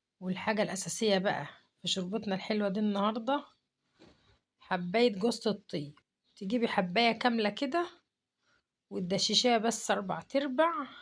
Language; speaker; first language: Arabic; native; Arabic